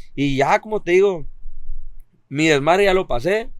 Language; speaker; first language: Spanish; native; Spanish